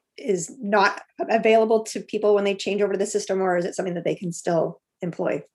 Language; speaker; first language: English; native; English